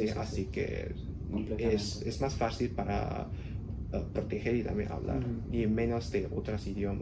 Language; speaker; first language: Spanish; non-native, learner; Cantonese